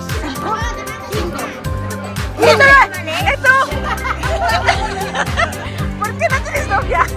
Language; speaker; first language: Spanish; non-native, fluent; Filipino